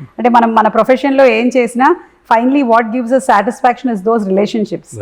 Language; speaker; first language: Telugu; non-native, local second language; Malayalam